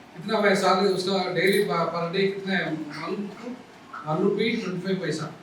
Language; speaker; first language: Hindi; non-native, local second language; Kannada